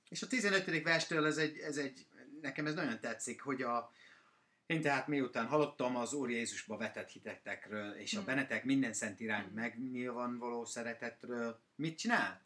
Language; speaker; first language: Hungarian; non-native, learner; English